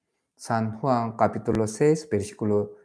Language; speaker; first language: Spanish; non-native, fluent; Korean